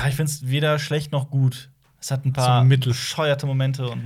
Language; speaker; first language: German; native; German